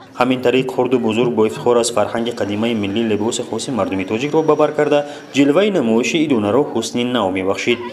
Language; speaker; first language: Persian; non-native, local second language; Shughni